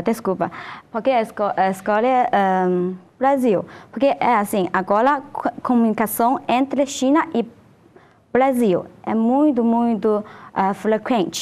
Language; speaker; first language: Portuguese; non-native, learner; Chinese